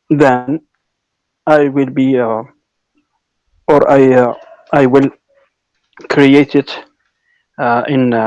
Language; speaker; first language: English; non-native, local second language; Arabic